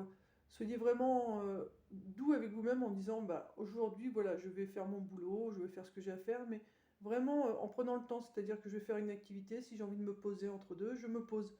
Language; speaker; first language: French; native; French